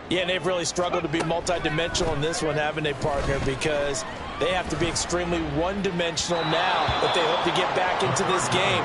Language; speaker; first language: English; native; English